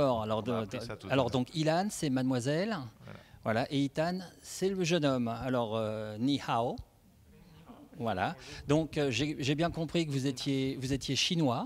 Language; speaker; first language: French; native; French